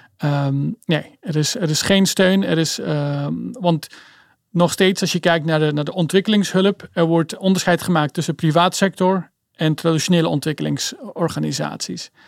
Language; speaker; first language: Dutch; early bilingual, other home language; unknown